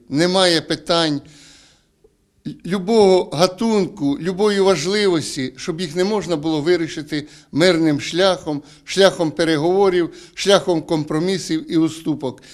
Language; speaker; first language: Ukrainian; native; Ukrainian